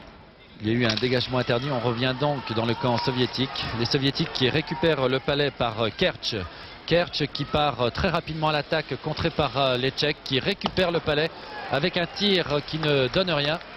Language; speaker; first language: French; native; French